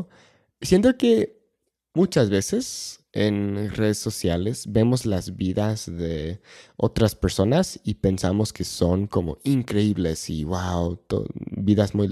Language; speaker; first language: Spanish; non-native, fluent; English